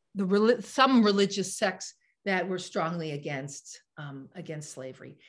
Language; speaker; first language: English; native; English